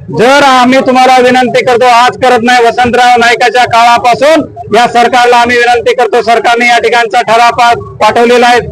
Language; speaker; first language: Marathi; non-native, local second language; Lambadi